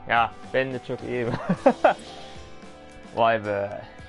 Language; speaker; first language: Turkish; early bilingual, other home language; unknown